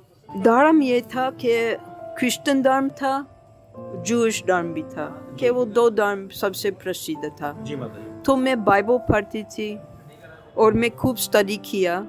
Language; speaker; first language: Hindi; non-native, learner; English